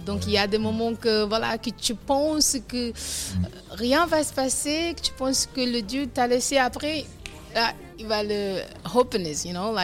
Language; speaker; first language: French; non-native, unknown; Kabuverdianu